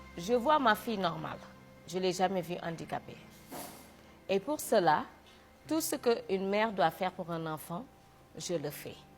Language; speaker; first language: French; non-native, local second language; Wolof